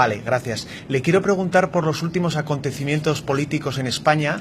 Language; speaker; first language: Spanish; native; Spanish